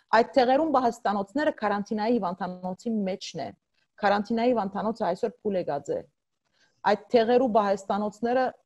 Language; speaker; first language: Armenian; early bilingual, heritage; Armenian